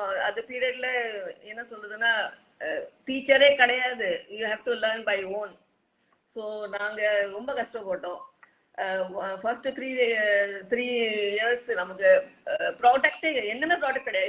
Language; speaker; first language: Tamil; non-native, local second language; Hindi